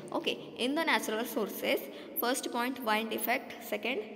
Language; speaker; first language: English; non-native, local second language; Marathi